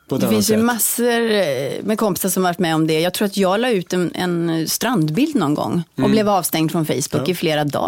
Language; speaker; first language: Swedish; native; Swedish